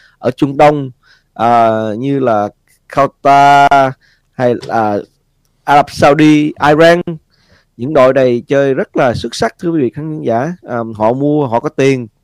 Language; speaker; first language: Vietnamese; early bilingual, heritage; Vietnamese